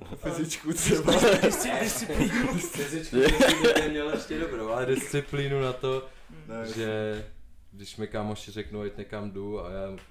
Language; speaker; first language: Czech; early bilingual, other home language; Slovak